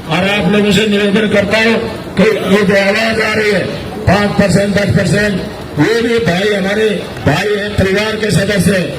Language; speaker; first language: Hindi; native; Hindi